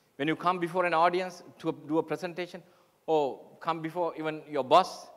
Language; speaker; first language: English; non-native, local second language; Sinhala